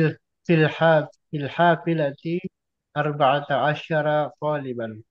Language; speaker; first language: Arabic; non-native, learner; Indonesian